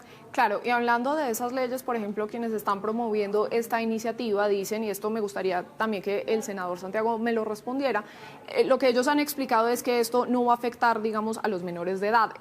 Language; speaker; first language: Spanish; native; Spanish